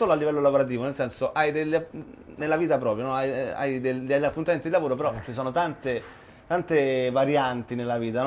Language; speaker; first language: Italian; native; Italian